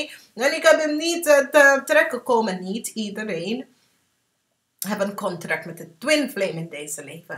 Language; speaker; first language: Dutch; early bilingual, heritage; English